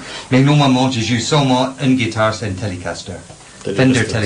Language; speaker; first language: French; non-native, learner; English